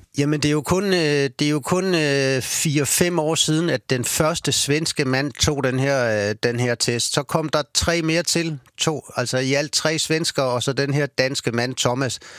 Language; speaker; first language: Danish; native; Danish